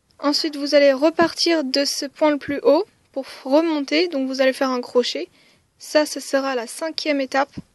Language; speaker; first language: French; early bilingual, other home language; Khmer